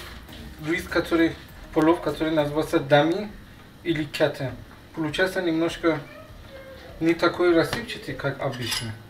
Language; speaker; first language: Russian; non-native, learner; Persian